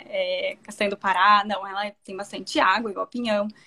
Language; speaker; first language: Portuguese; native; Portuguese